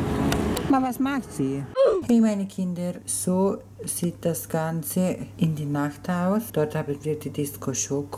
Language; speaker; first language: German; early bilingual, other home language; Spanish